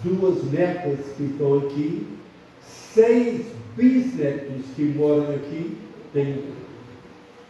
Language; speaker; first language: Portuguese; non-native, fluent; English